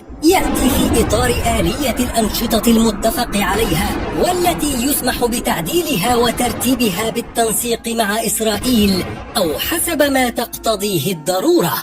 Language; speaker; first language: Arabic; native; Arabic